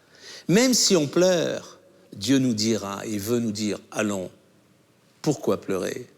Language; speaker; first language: French; native; French